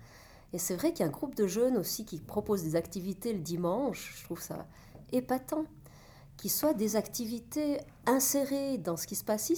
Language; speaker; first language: French; native; French